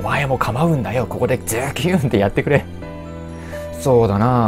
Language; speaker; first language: Japanese; native; Japanese